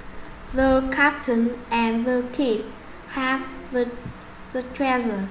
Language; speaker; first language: English; non-native, learner; Vietnamese